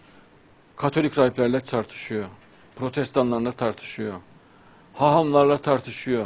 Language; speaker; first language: Turkish; native; Turkish